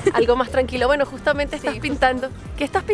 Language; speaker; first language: Spanish; native; Spanish